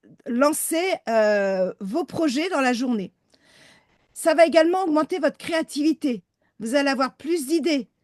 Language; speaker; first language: French; native; French